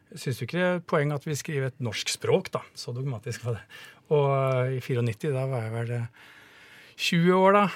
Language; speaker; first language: Norwegian; native; Norwegian